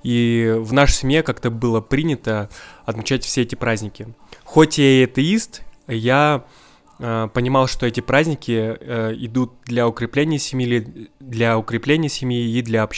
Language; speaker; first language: Russian; non-native, local second language; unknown